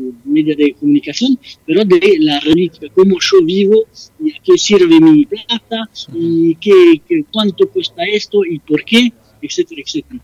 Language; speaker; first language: Spanish; non-native, fluent; French